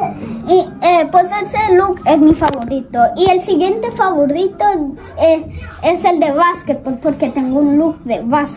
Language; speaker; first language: Spanish; early bilingual, heritage; Spanish